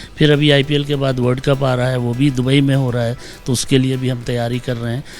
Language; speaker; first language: Hindi; native; Hindi